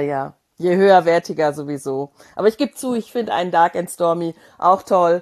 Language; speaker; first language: German; native; German